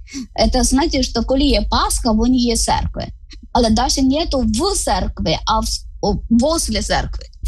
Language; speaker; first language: Ukrainian; non-native, learner; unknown